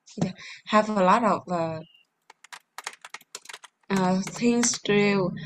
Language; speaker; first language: English; non-native, learner; Vietnamese